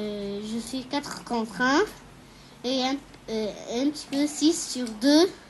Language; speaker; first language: French; non-native, fluent; Arabic